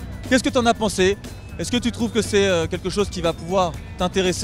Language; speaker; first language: French; native; French